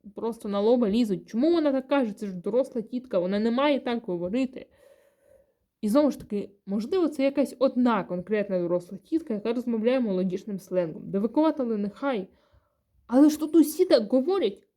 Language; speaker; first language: Ukrainian; non-native, local second language; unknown